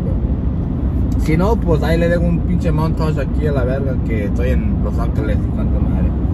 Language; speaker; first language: Spanish; early bilingual, heritage; Spanish